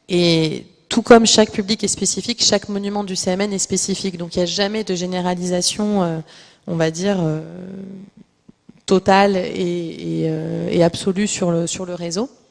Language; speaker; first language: French; native; French